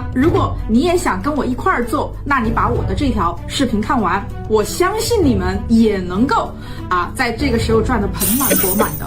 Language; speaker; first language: Chinese; native; Chinese